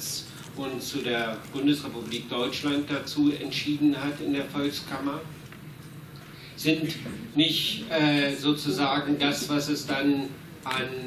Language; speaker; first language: German; native; German